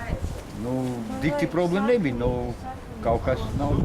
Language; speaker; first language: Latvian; non-native, local second language; Russian